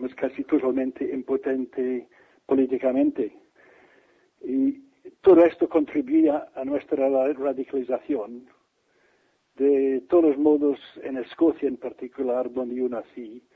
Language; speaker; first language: Spanish; non-native, fluent; English